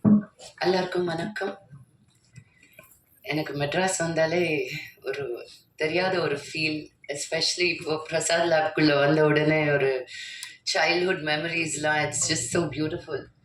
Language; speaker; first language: Tamil; non-native, local second language; Telugu